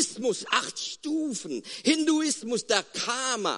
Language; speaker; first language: German; non-native, fluent; Afrikaans